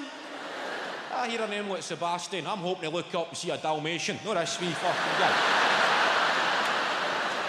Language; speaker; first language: English; native; English